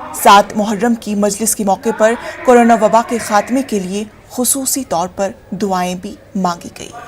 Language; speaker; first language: Hindi; native; Hindi